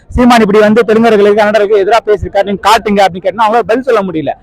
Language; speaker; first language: Tamil; non-native, local second language; Telugu